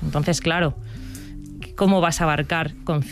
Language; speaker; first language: Spanish; native; Spanish